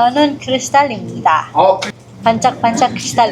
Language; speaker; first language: Korean; non-native, learner; Filipino